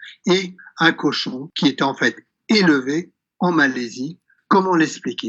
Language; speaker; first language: French; native; French